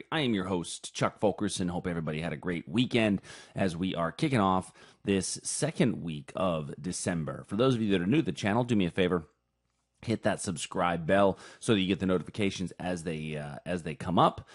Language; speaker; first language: English; native; English